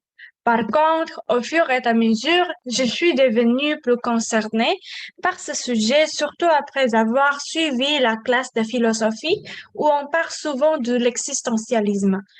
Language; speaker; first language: French; non-native, learner; Indonesian